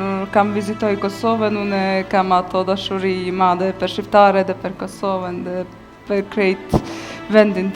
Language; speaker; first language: Albanian; non-native, learner; Bosnian